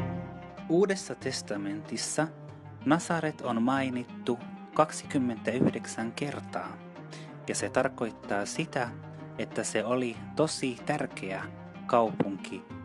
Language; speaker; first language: Finnish; non-native, fluent; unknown